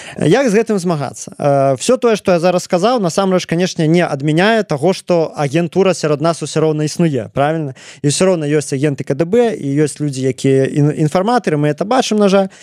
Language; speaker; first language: Belarusian; native; Belarusian